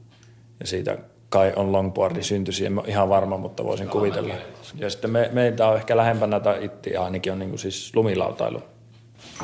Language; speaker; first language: Finnish; native; Finnish